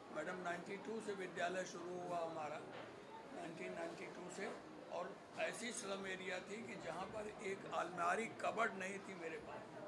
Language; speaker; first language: Hindi; non-native, local second language; Marathi